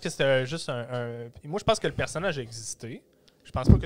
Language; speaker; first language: French; native; French